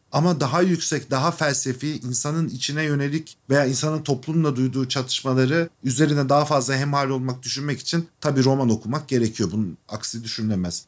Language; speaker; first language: Turkish; native; Turkish